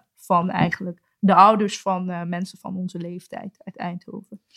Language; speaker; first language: Dutch; native; Dutch